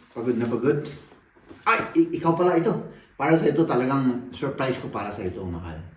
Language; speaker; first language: Filipino; native; Filipino